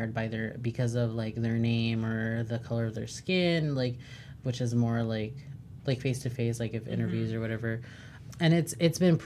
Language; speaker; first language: English; native; English